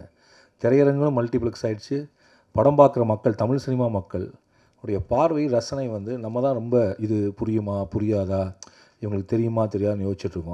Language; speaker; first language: Tamil; native; Tamil